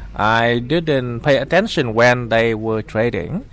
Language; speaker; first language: English; non-native, fluent; Vietnamese